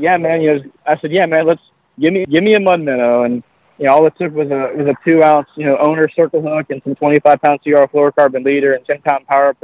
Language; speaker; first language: English; native; English